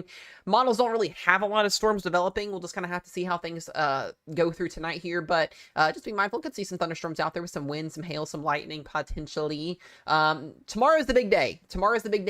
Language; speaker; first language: English; native; English